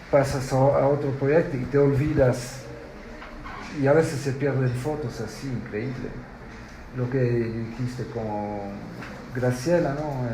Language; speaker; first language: Spanish; non-native, fluent; French